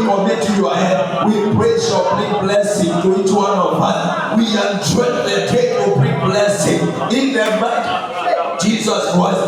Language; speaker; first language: English; non-native, local second language; Swahili